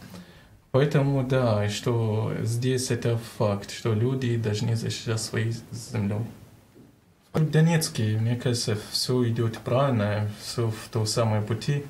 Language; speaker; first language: Russian; non-native, learner; Arabic